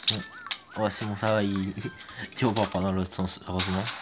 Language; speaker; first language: French; native; French